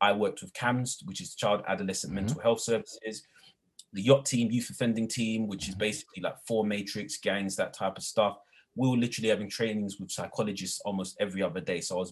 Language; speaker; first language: English; native; English